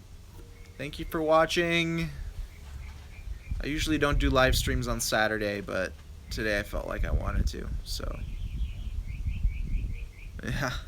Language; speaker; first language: English; native; English